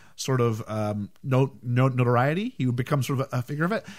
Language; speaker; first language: English; native; English